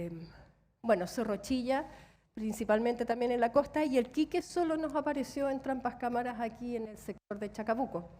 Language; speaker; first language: Spanish; native; Spanish